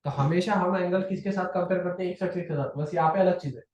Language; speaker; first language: Hindi; non-native, local second language; Marathi